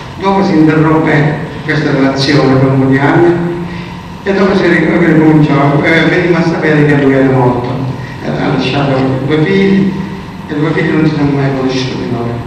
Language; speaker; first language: Italian; native; Italian